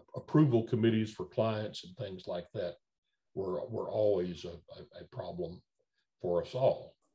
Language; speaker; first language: English; native; English